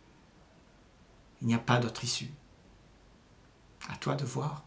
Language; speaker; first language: French; native; French